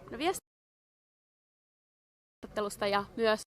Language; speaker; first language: Finnish; native; Finnish